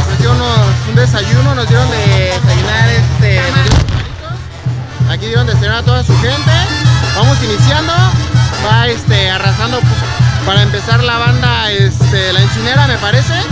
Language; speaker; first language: Spanish; native; Spanish